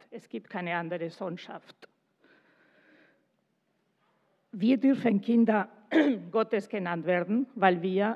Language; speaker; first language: German; non-native, fluent; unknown